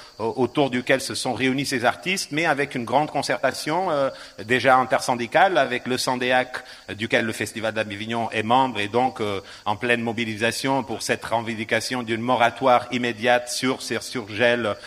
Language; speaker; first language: French; non-native, fluent; Portuguese